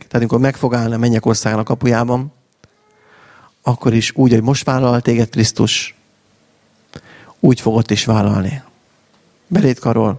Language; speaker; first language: Hungarian; native; Hungarian